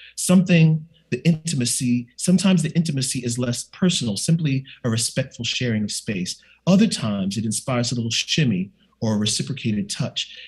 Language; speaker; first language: English; native; English